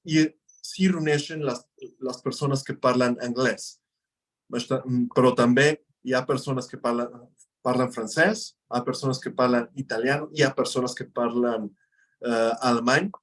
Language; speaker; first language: Catalan; non-native, fluent; Spanish